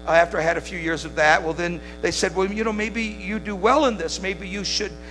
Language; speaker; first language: English; native; English